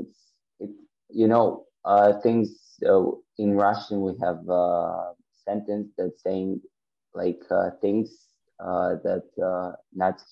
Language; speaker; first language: English; non-native, learner; Ukrainian